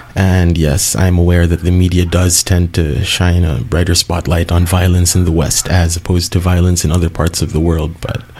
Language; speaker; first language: English; non-native, local second language; Cebuano